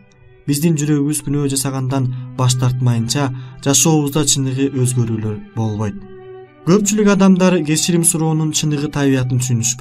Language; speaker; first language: Kyrgyz; native; Kyrgyz